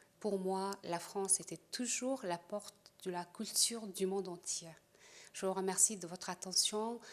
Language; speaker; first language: French; non-native, fluent; Mongolian